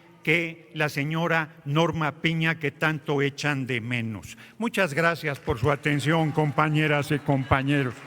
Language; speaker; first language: Spanish; native; Spanish